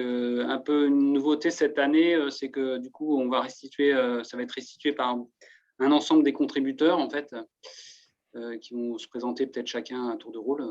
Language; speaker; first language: French; native; French